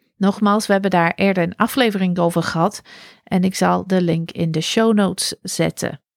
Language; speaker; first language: Dutch; non-native, fluent; English